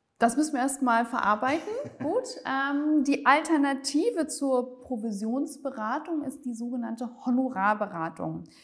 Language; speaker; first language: German; native; German